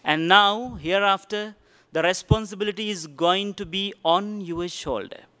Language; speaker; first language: English; non-native, local second language; Sinhala